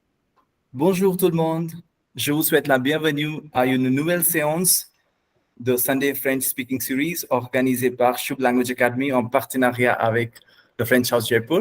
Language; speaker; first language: French; non-native, fluent; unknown